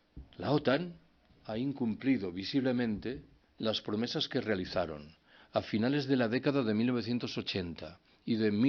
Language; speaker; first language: Spanish; native; Spanish